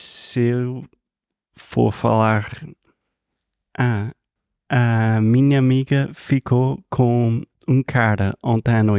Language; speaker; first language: Portuguese; non-native, fluent; English